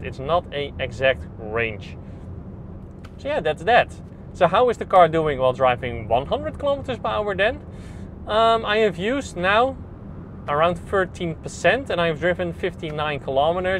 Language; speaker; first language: English; non-native, fluent; Dutch